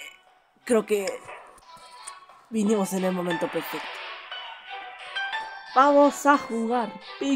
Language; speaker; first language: Spanish; native; Spanish